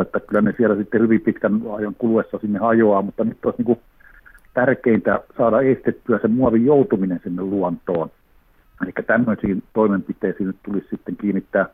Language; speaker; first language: Finnish; native; Finnish